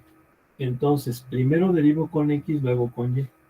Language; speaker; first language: Spanish; native; Spanish